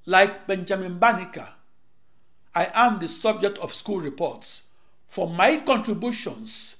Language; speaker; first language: English; non-native, local second language; Igbo